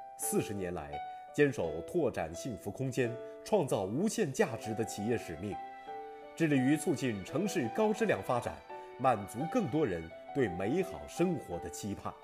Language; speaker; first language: Chinese; native; Chinese